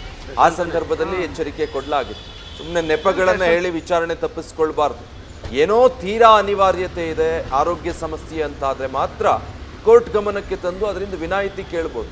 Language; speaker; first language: Kannada; native; Kannada